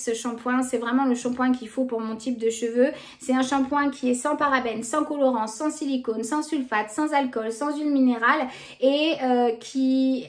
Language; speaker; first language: French; native; French